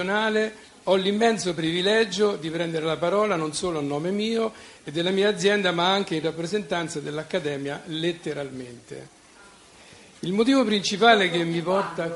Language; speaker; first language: Italian; native; Italian